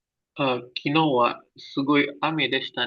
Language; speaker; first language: Japanese; non-native, learner; Indonesian